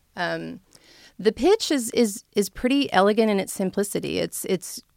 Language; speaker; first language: English; native; English